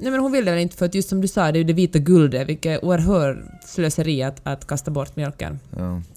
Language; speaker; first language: Swedish; native; Swedish